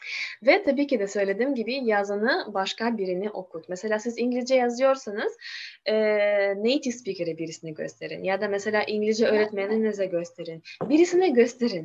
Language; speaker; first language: Turkish; non-native, learner; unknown